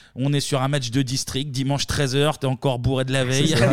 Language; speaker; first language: French; native; French